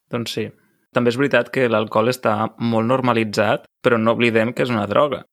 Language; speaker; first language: Catalan; native; Catalan